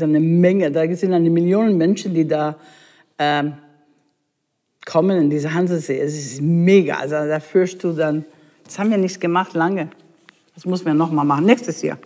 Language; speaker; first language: German; non-native, fluent; English